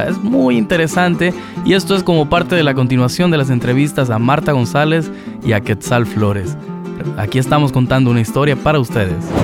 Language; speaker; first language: Spanish; native; Spanish